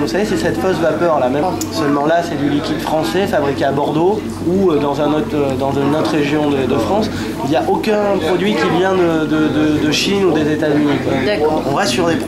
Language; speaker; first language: French; native; French